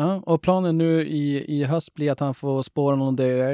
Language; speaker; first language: Swedish; native; Swedish